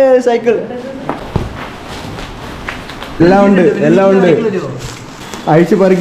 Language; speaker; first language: Malayalam; native; Malayalam